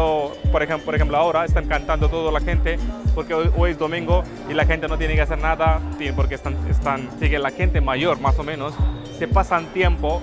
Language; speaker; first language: Spanish; non-native, fluent; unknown